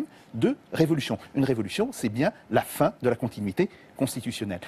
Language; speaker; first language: French; native; French